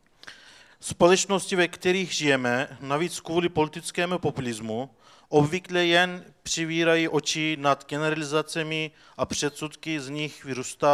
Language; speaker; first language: Czech; non-native, fluent; Turkish